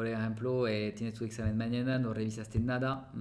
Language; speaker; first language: Spanish; non-native, fluent; French